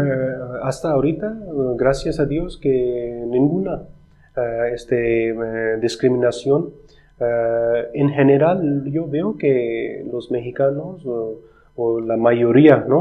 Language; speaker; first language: Spanish; non-native, fluent; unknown